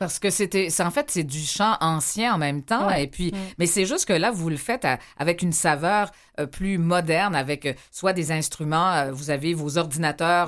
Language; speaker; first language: French; native; French